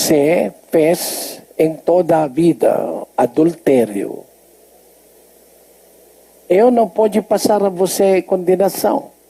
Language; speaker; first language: Portuguese; non-native, learner; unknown